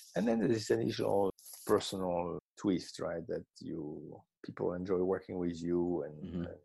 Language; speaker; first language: English; non-native, fluent; French